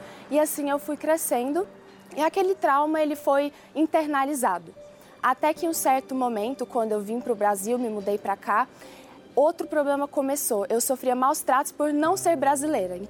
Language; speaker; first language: Portuguese; early bilingual, other home language; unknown